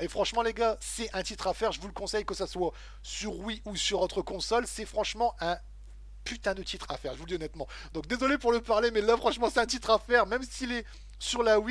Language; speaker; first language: French; native; French